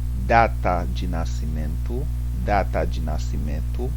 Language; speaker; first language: Portuguese; non-native, fluent; Haitian Creole